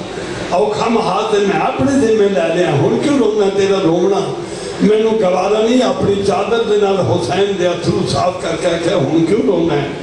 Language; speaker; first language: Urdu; non-native, local second language; Punjabi